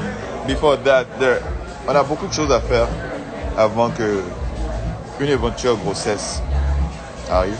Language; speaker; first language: French; non-native, local second language; Baoulé